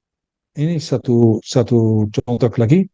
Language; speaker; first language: Indonesian; early bilingual, heritage; Dutch